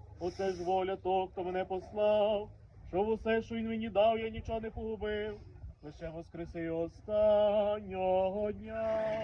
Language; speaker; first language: Ukrainian; native; Ukrainian